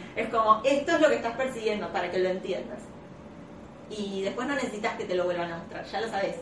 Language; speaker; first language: Spanish; native; Spanish